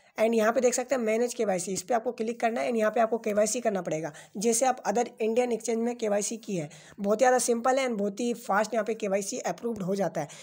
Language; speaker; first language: Hindi; native; Hindi